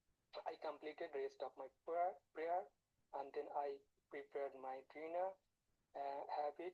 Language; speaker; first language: English; non-native, learner; Bangla